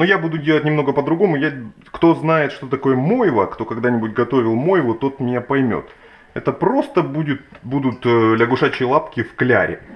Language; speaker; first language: Russian; native; Russian